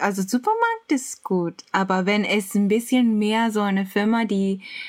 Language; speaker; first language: German; non-native, learner; Japanese